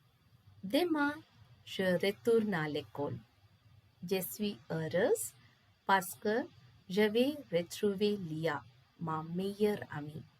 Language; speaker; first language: French; non-native, fluent; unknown